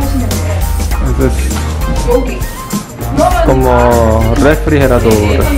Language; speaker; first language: Spanish; non-native, fluent; Korean